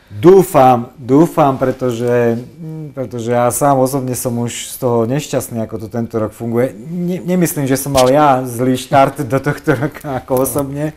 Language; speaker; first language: Slovak; native; Slovak